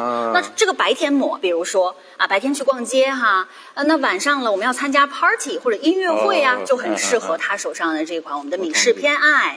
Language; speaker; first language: Chinese; native; Chinese